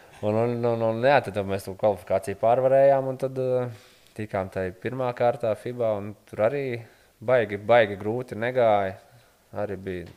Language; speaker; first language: Latvian; native; Latvian